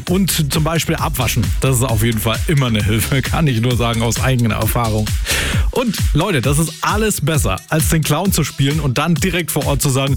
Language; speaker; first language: German; native; German